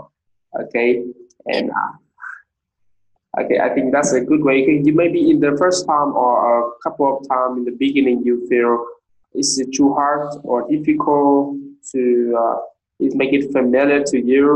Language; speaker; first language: English; non-native, learner; Vietnamese